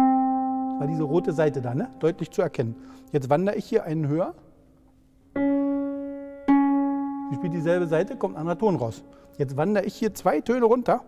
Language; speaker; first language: German; native; German